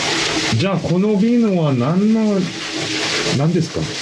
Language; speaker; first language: Japanese; non-native, learner; Korean